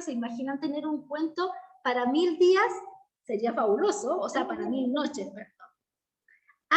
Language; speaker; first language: Spanish; native; Spanish